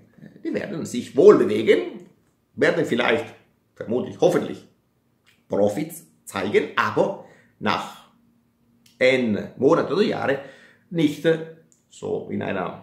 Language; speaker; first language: German; non-native, fluent; Italian